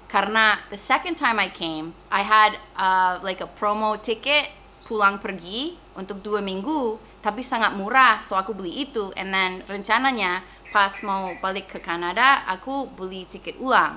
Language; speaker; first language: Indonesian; non-native, fluent; English